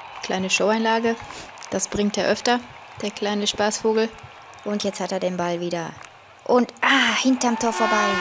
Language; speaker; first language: German; native; German